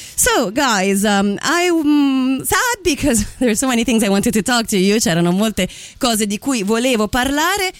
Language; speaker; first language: English; non-native, fluent; Italian